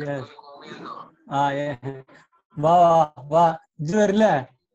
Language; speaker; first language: English; non-native, local second language; Hindi